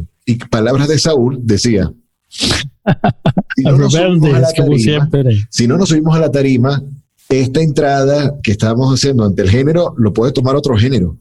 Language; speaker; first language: Spanish; native; Spanish